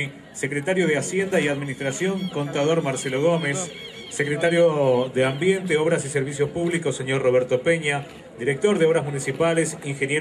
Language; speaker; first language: Spanish; native; Spanish